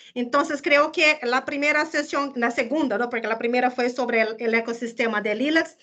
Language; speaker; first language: Spanish; non-native, fluent; Portuguese